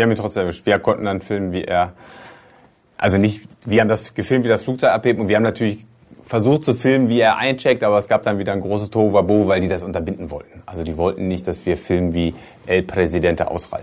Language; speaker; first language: German; native; German